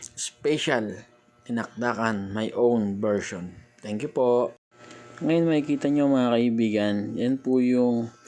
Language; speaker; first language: Filipino; non-native, local second language; Iloko